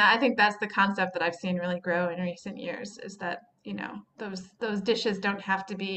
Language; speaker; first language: English; native; English